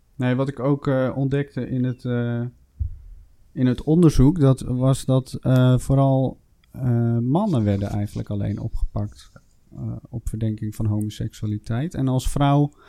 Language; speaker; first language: Dutch; native; Dutch